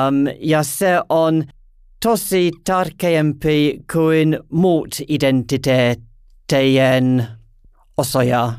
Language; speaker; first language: Finnish; non-native, learner; English